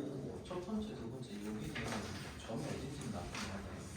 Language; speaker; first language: Korean; native; Korean